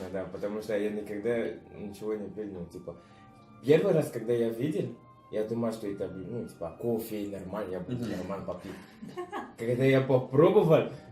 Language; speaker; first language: Russian; non-native, learner; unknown